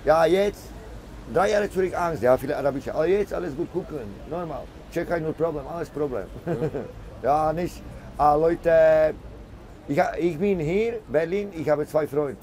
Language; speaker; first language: German; non-native, learner; Czech